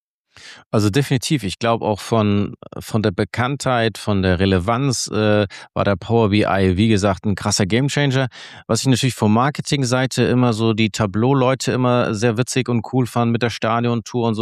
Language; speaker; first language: German; native; German